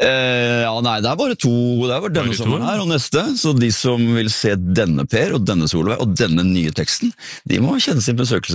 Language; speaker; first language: Norwegian; native; Norwegian